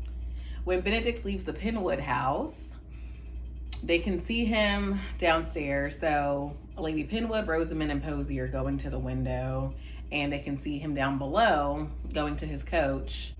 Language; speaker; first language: English; native; English